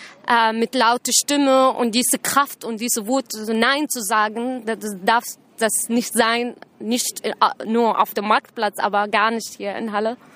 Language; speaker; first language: German; non-native, learner; Arabic